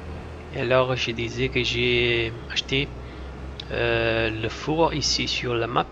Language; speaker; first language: French; non-native, fluent; Italian